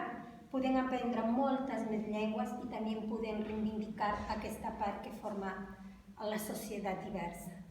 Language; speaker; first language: Catalan; non-native, fluent; Spanish